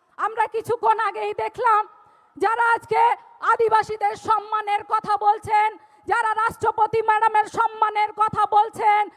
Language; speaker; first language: Bangla; non-native, local second language; Santali